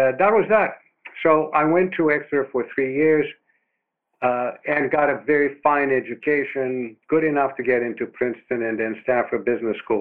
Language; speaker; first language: English; non-native, fluent; Romanian